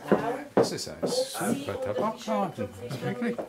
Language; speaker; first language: German; non-native, fluent; English